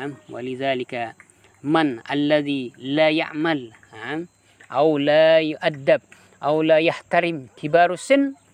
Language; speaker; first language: Arabic; non-native, fluent; Indonesian